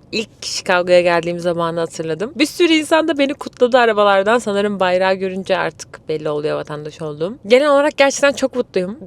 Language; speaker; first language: Turkish; native; Turkish